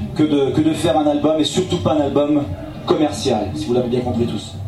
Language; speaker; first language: French; native; French